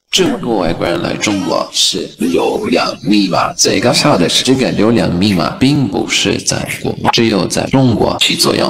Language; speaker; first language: Chinese; non-native, fluent; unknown